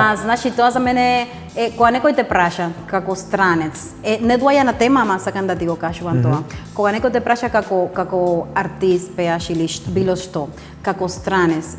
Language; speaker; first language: Macedonian; non-native, fluent; Spanish